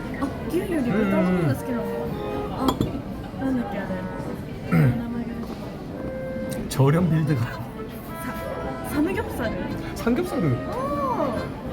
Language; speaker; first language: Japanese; non-native, learner; Korean